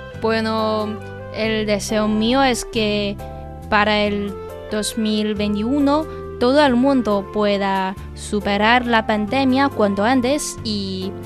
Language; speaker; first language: Spanish; non-native, fluent; Chinese